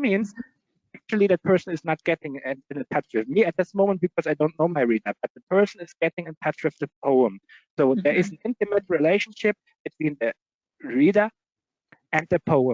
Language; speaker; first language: English; non-native, fluent; German